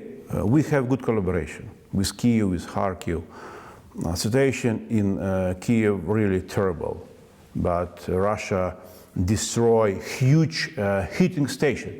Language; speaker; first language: English; non-native, learner; Ukrainian